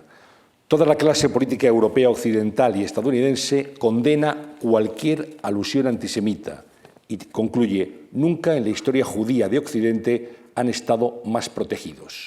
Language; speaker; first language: Spanish; native; Spanish